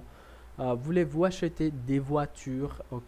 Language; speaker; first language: French; non-native, learner; Portuguese